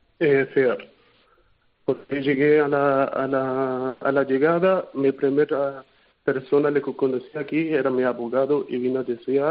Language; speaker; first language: Spanish; non-native, fluent; Arabic